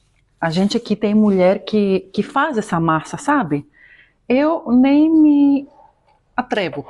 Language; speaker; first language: Portuguese; non-native, fluent; Greek